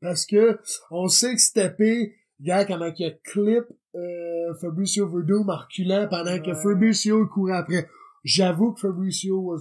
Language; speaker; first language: French; native; French